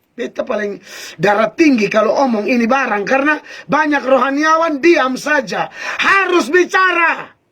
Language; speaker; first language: Indonesian; native; Indonesian